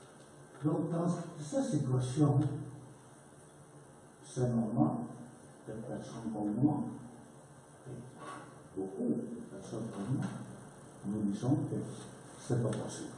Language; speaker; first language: French; non-native, learner; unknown